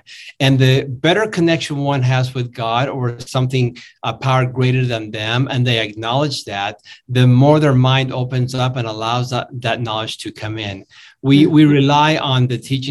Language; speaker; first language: English; non-native, fluent; Spanish